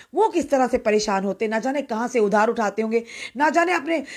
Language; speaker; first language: Hindi; native; Hindi